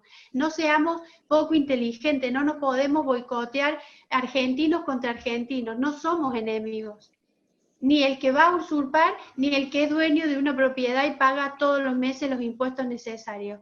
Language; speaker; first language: Spanish; native; Spanish